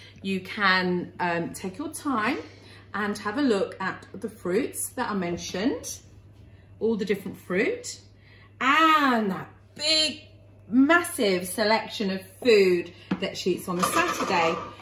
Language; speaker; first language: English; native; English